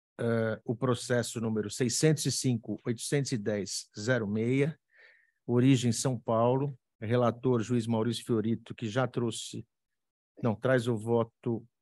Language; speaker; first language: Portuguese; native; Portuguese